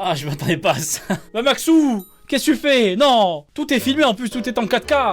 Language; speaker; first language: French; native; French